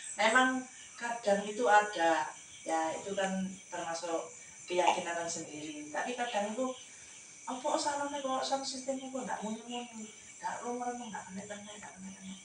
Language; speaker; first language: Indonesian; non-native, local second language; Javanese